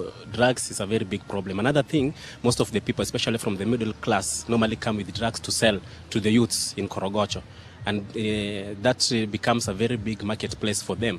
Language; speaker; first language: English; non-native, local second language; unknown